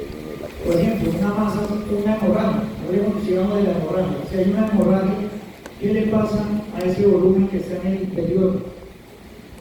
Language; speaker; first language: Spanish; native; Spanish